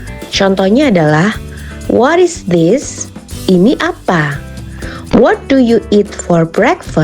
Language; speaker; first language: English; non-native, local second language; Indonesian